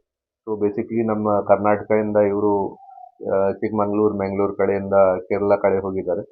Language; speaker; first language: Kannada; non-native, fluent; Hindi